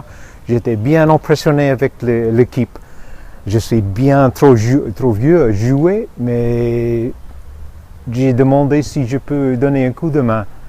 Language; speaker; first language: French; non-native, fluent; English